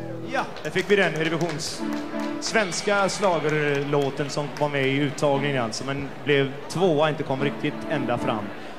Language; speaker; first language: Swedish; native; Swedish